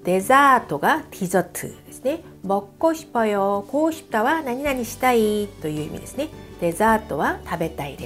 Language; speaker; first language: Japanese; non-native, fluent; Korean